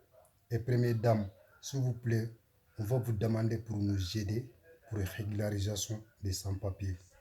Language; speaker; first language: French; non-native, learner; Soninke